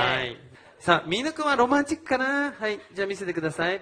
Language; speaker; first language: Japanese; native; Japanese